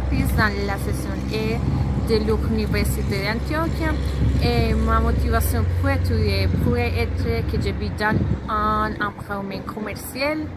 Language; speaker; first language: French; non-native, learner; Spanish